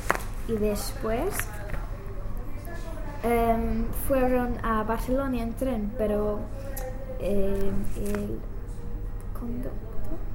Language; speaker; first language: Spanish; non-native, learner; English